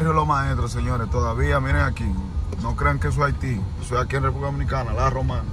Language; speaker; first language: Spanish; native; Spanish